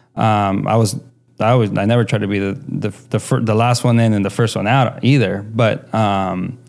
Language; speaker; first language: English; early bilingual, other home language; Spanish